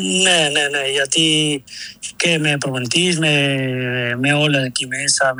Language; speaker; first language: Greek; non-native, learner; Spanish